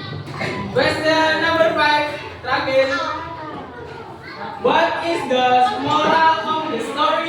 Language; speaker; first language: English; non-native, learner; Indonesian